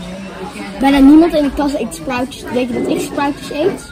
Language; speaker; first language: Dutch; early bilingual, other home language; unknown